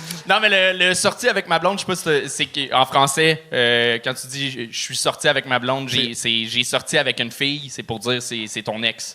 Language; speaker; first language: French; native; French